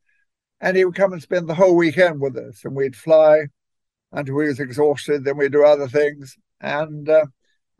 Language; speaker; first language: English; native; English